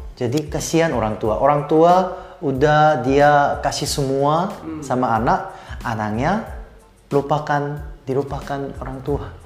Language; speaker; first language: Indonesian; non-native, fluent; Korean